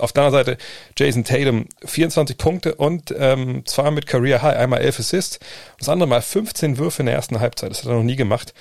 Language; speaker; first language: German; native; German